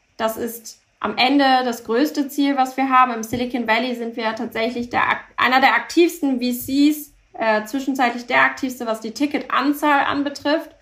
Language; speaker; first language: German; early bilingual, other home language; Turkish